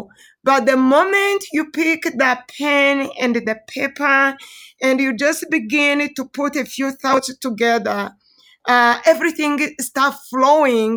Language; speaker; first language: English; non-native, local second language; Kinyarwanda